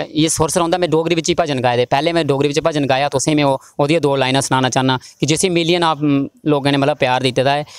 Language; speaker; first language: Hindi; native; Hindi